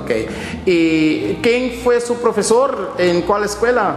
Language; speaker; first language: Spanish; non-native, learner; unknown